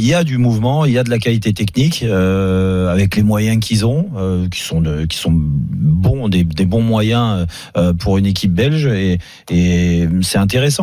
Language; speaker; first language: French; native; French